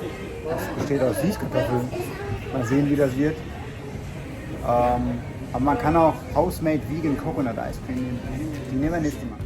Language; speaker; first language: German; native; German